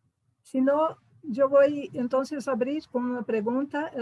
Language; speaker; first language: Spanish; non-native, fluent; Portuguese